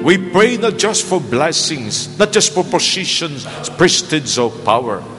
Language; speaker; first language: English; non-native, local second language; Filipino